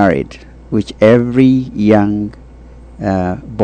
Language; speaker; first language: English; non-native, fluent; Tigrinya